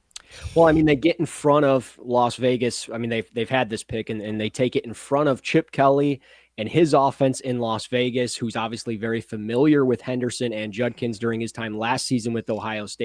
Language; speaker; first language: English; native; English